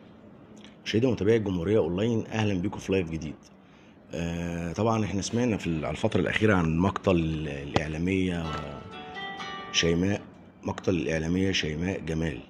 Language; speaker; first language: Arabic; native; Arabic